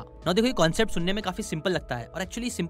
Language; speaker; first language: Hindi; native; Hindi